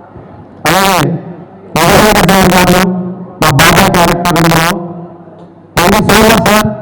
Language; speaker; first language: Telugu; native; Telugu